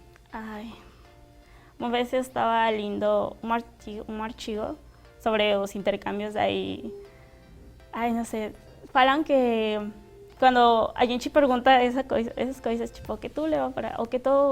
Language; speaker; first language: Portuguese; non-native, fluent; Spanish